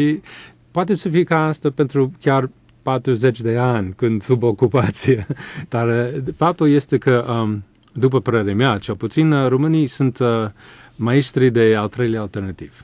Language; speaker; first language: Romanian; non-native, fluent; English